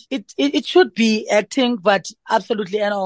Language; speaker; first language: English; non-native, local second language; Xhosa